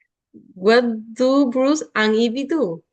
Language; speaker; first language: English; non-native, learner; Spanish